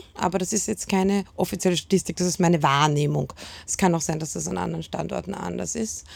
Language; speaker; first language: German; native; German